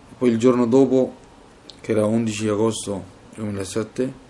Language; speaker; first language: Italian; non-native, fluent; Somali